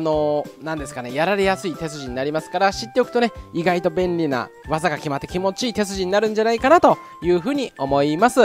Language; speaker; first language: Japanese; native; Japanese